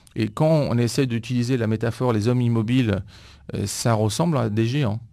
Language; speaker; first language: French; non-native, fluent; Greek